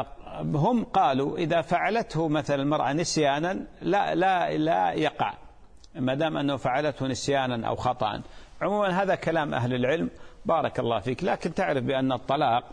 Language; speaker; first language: Arabic; native; Arabic